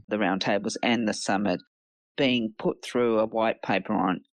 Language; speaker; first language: English; native; English